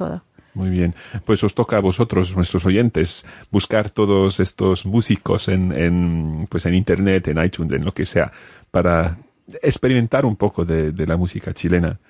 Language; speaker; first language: Spanish; non-native, fluent; English